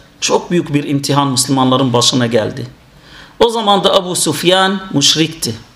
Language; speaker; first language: Turkish; non-native, fluent; Arabic